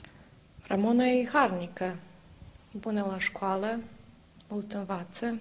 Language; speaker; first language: Romanian; non-native, local second language; Serbian